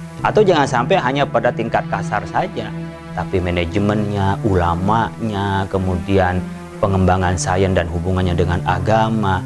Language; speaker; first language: Indonesian; non-native, local second language; Madurese